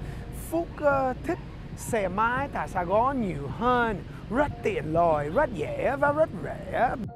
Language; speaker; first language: Vietnamese; early bilingual, heritage; English